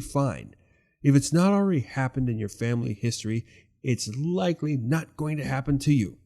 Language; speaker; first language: English; native; English